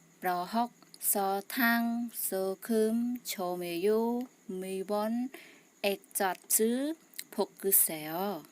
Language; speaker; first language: Korean; non-native, learner; Khmer